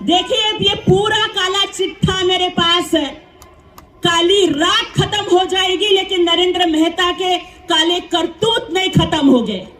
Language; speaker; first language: Hindi; non-native, local second language; Marathi